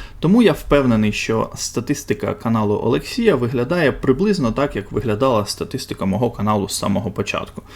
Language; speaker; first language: Ukrainian; non-native, local second language; Russian